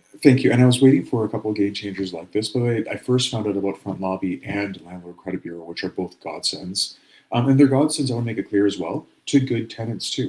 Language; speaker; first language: English; native; English